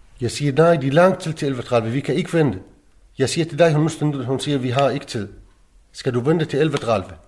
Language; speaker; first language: Danish; non-native, learner; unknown